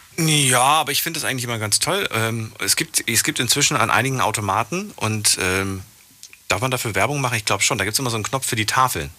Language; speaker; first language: German; native; German